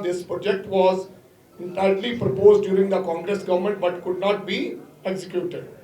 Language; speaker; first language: English; non-native, local second language; Punjabi